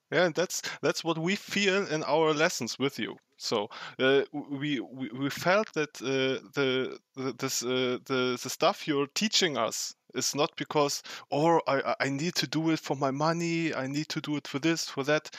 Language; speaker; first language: English; non-native, fluent; German